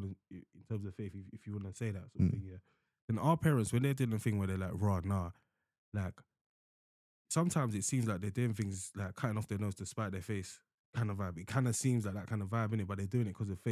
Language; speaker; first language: English; native; English